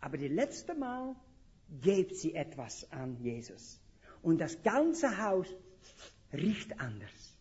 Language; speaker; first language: German; non-native, fluent; Dutch